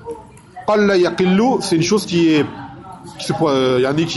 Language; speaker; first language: French; native; French